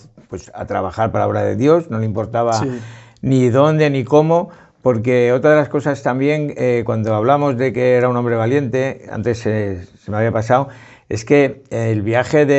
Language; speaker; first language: Spanish; native; Spanish